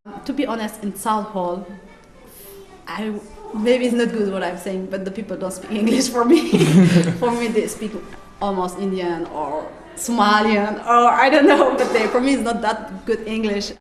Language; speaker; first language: English; non-native, learner; Somali